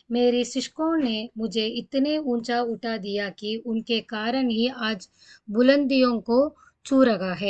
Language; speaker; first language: Hindi; non-native, local second language; Tamil